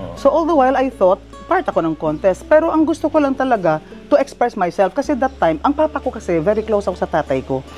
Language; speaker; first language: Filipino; non-native, local second language; Cebuano